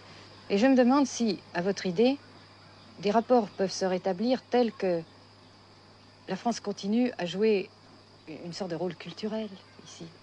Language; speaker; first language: French; native; French